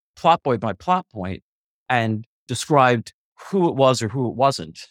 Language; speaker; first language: English; native; English